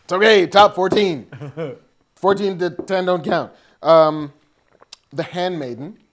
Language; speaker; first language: English; native; English